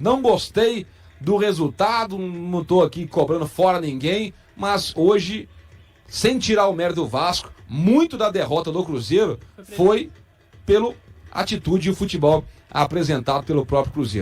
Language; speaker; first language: Portuguese; native; Portuguese